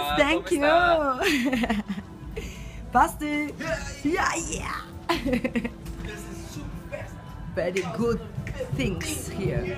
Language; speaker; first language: English; non-native, learner; Portuguese